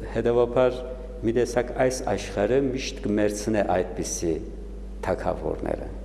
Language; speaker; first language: Armenian; native; Armenian